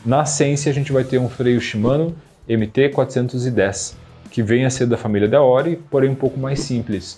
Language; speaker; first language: Portuguese; native; Portuguese